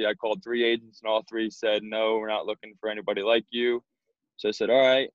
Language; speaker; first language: English; native; English